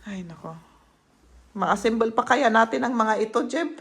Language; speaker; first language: Filipino; non-native, fluent; German